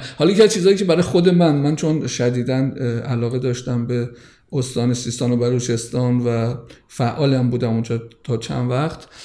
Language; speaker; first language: Persian; native; Persian